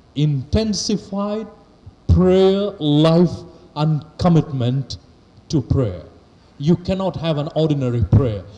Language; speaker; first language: English; non-native, local second language; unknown